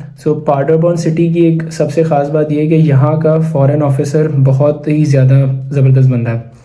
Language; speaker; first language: Urdu; native; Urdu